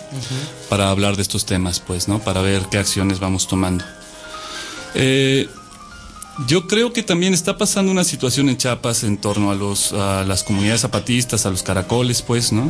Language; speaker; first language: Spanish; native; Spanish